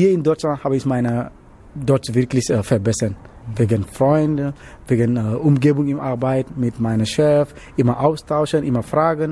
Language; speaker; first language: German; non-native, learner; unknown